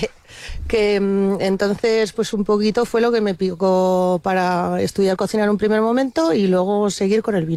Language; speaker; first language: Spanish; native; Spanish